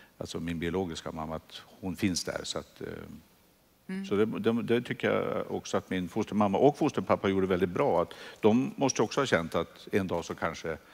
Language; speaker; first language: Swedish; native; Swedish